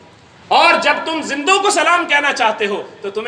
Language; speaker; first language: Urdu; non-native, local second language; Punjabi